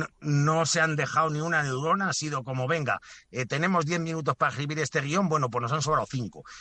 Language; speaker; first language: Spanish; native; Spanish